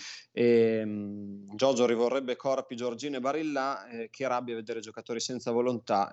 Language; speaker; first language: Italian; native; Italian